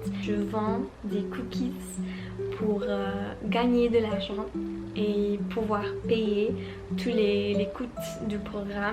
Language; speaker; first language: French; non-native, fluent; English